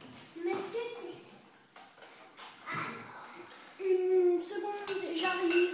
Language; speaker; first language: French; early bilingual, other home language; English